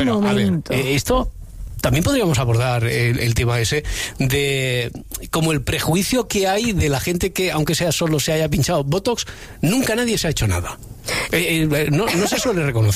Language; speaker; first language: Spanish; native; Spanish